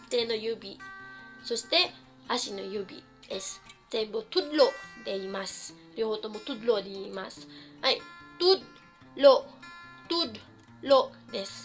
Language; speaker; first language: Japanese; non-native, fluent; Filipino